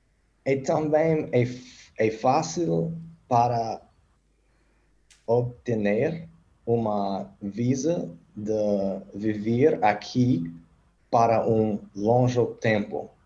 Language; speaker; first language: Portuguese; non-native, learner; English